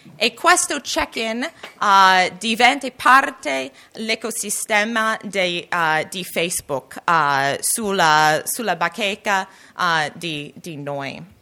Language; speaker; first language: Italian; non-native, learner; English